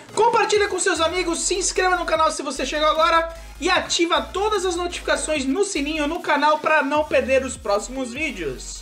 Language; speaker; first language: Portuguese; native; Portuguese